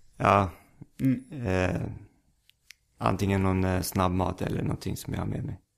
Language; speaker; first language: Swedish; early bilingual, other home language; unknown